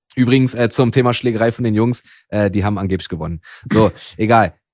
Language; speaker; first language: German; native; German